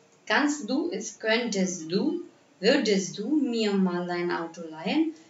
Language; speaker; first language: German; non-native, fluent; Hindi